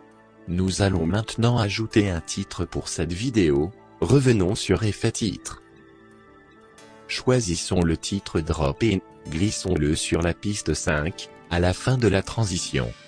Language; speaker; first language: French; native; French